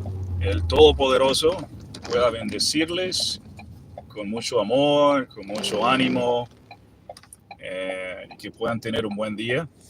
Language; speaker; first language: Spanish; early bilingual, heritage; Spanish